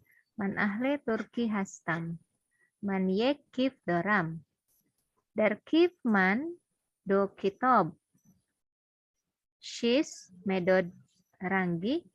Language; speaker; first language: Persian; non-native, learner; Indonesian